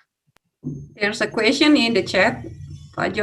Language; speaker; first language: English; non-native, fluent; Indonesian